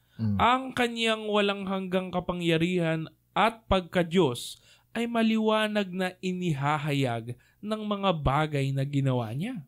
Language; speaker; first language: Filipino; native; Filipino